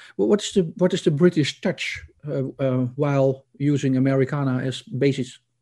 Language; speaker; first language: English; non-native, fluent; Dutch